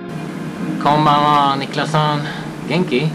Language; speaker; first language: Japanese; non-native, learner; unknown